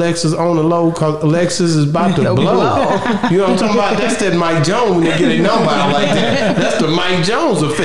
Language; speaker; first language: English; native; English